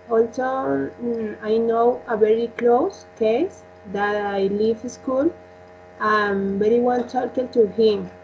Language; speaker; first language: English; non-native, learner; Spanish